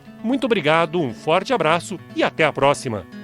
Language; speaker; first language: Portuguese; native; Portuguese